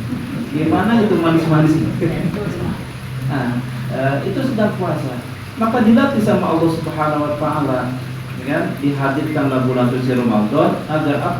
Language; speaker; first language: Indonesian; native; Indonesian